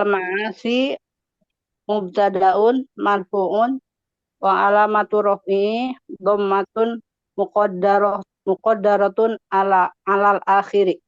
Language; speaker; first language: Arabic; non-native, learner; Indonesian